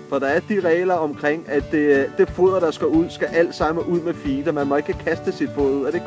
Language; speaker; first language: Danish; native; Danish